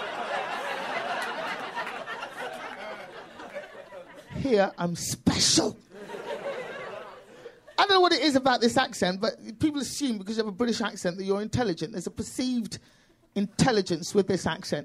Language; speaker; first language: English; native; English